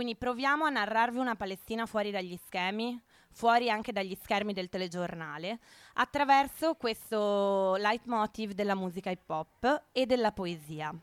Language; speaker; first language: Italian; native; Italian